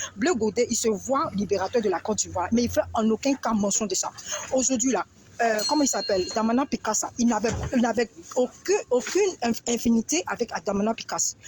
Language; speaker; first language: French; native; French